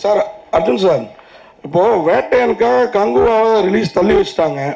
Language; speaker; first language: Tamil; native; Tamil